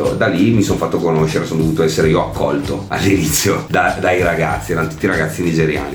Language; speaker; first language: Italian; native; Italian